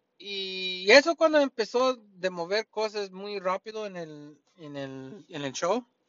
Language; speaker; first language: Spanish; early bilingual, heritage; Spanish